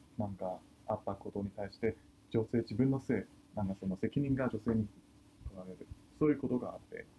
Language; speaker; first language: Japanese; non-native, fluent; Chinese